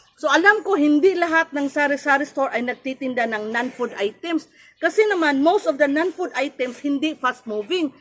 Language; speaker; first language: Filipino; non-native, local second language; Cebuano